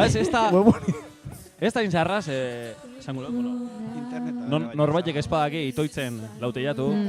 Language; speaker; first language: Basque; native; Basque